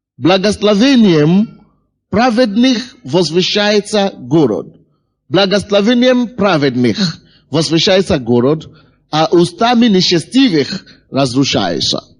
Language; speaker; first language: Russian; non-native, fluent; Yoruba